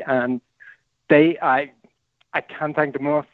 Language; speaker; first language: English; native; English